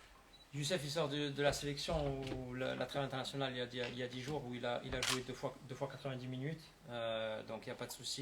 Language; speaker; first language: French; native; French